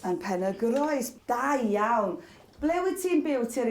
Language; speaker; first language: Welsh; native; Welsh